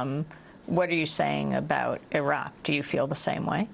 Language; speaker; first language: English; native; English